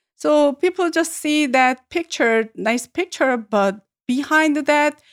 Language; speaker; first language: English; non-native, learner; Korean